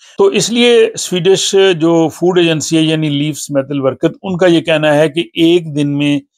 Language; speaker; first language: Urdu; non-native, local second language; Punjabi